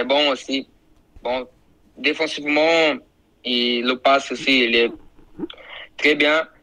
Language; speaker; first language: French; non-native, learner; Portuguese